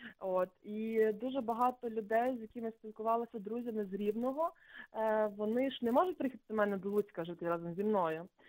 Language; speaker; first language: Ukrainian; native; Ukrainian